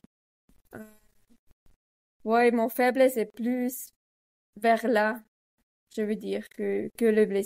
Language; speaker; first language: French; non-native, learner; Swiss German